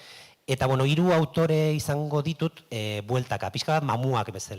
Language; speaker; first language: Basque; native; Basque